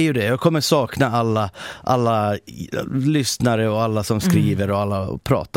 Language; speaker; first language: Swedish; native; Swedish